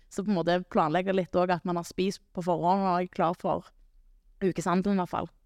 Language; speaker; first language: Norwegian; native; Norwegian